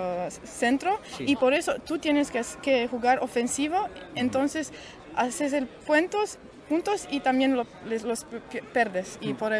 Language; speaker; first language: Spanish; non-native, learner; Romanian